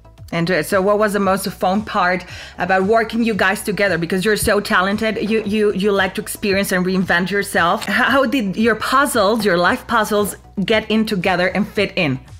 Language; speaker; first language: English; non-native, fluent; Spanish